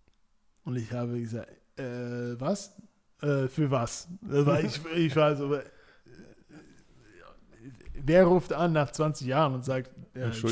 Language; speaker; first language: German; non-native, fluent; English